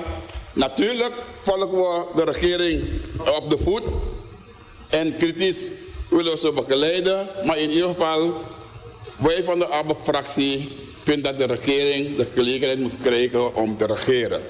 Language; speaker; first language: Dutch; non-native, local second language; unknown